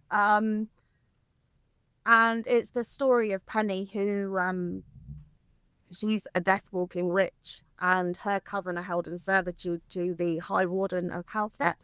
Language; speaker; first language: English; native; English